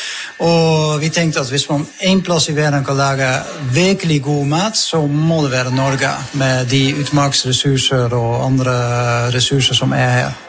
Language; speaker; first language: Norwegian; non-native, fluent; Dutch